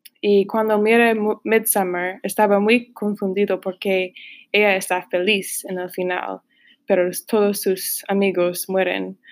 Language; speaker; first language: Spanish; non-native, learner; English